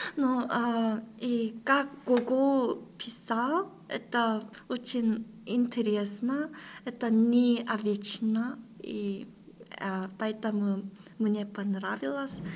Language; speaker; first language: Russian; non-native, learner; Korean